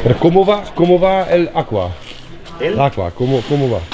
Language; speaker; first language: Spanish; non-native, learner; Hungarian